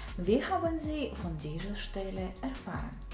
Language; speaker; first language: German; non-native, fluent; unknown